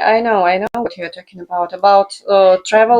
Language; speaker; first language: English; non-native, fluent; Russian